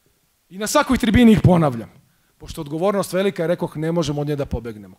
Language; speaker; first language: Croatian; native; Croatian